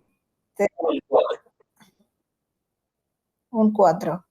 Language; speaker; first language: Spanish; non-native, learner; Bangla